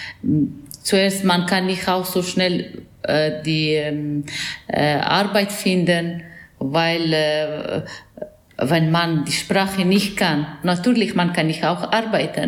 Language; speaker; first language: German; non-native, learner; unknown